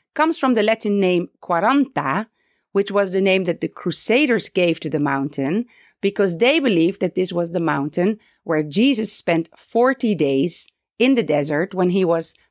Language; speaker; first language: English; non-native, fluent; Dutch